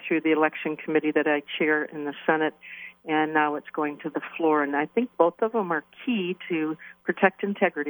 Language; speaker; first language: English; native; English